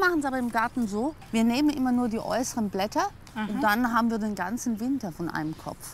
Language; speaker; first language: German; native; German